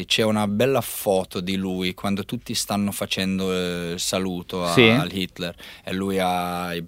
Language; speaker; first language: Italian; non-native, learner; English